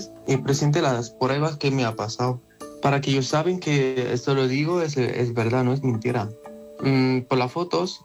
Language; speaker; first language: Spanish; non-native, learner; Arabic